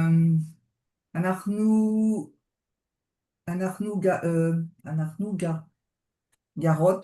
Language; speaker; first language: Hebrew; non-native, learner; French